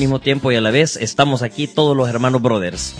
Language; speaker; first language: Spanish; native; Spanish